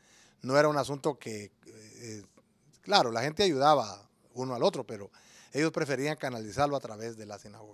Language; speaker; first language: Spanish; native; Spanish